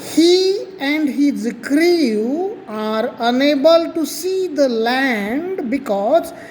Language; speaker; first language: English; non-native, local second language; Marathi